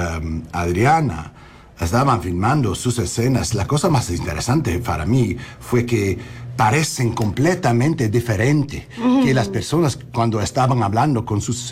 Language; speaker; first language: Spanish; early bilingual, heritage; English